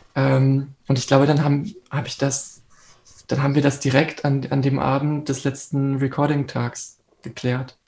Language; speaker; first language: German; native; German